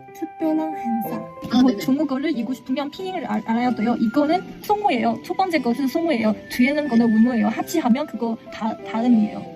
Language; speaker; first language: Korean; non-native, learner; Chinese